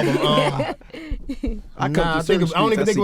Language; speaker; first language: English; native; English